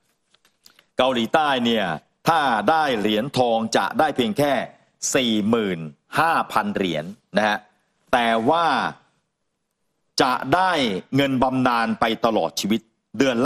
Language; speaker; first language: Thai; native; Thai